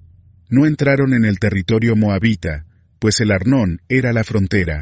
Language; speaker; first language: Spanish; native; Spanish